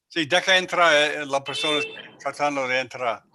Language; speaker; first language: Spanish; non-native, learner; English